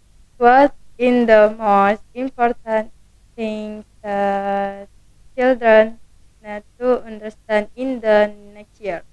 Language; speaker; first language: English; non-native, learner; Indonesian